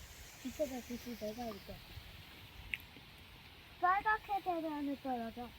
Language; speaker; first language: Korean; early bilingual, heritage; Korean